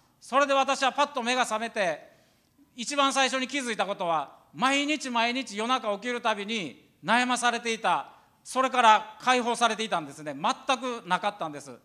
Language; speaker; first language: Japanese; native; Japanese